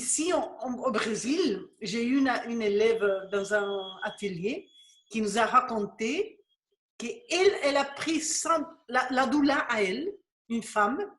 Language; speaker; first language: French; non-native, fluent; Spanish